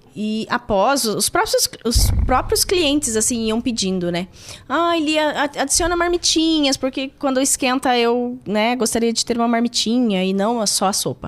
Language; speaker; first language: Portuguese; native; Portuguese